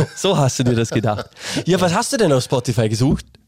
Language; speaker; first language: German; native; German